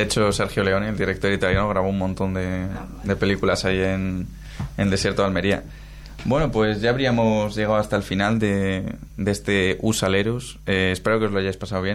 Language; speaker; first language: Spanish; native; Spanish